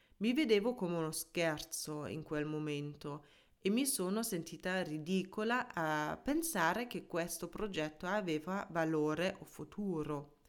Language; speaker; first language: Italian; non-native, fluent; German